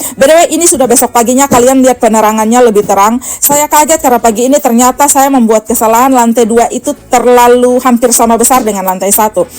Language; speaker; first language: Indonesian; native; Indonesian